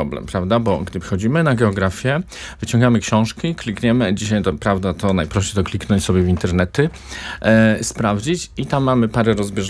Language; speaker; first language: Polish; native; Polish